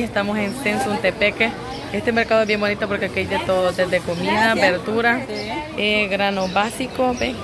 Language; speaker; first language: Spanish; native; Spanish